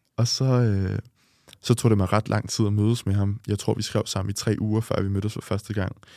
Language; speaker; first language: Danish; native; Danish